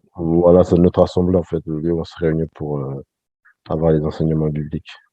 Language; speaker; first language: French; early bilingual, other home language; Sango